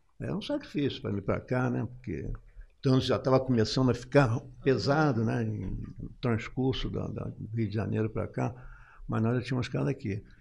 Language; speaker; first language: Portuguese; native; Portuguese